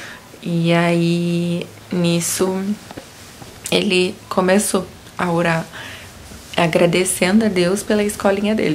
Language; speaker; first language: Portuguese; native; Portuguese